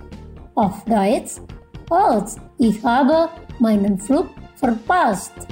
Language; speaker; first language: German; non-native, fluent; Indonesian